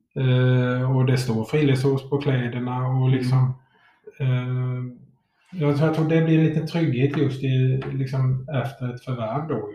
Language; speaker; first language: Swedish; native; Swedish